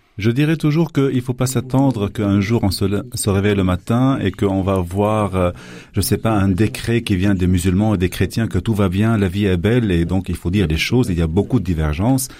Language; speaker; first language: French; non-native, local second language; Arabic